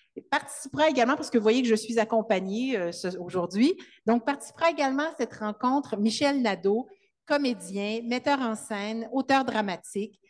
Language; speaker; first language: French; native; French